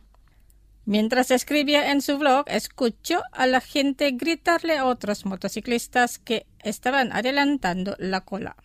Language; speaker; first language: Spanish; non-native, fluent; Indonesian